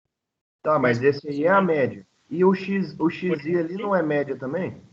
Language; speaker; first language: Portuguese; native; Portuguese